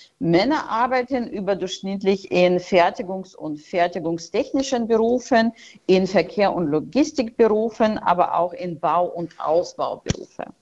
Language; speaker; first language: German; non-native, fluent; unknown